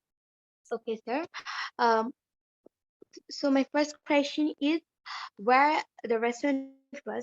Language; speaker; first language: English; non-native, learner; Bangla